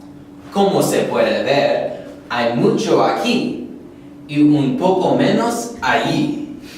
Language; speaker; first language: Spanish; non-native, learner; English